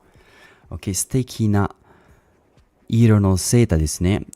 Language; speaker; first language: Japanese; non-native, learner; English